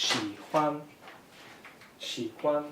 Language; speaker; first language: Chinese; non-native, fluent; English